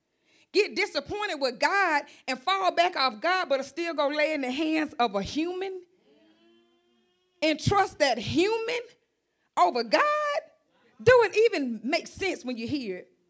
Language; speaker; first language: English; native; English